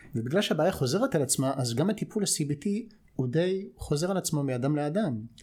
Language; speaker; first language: Hebrew; non-native, fluent; English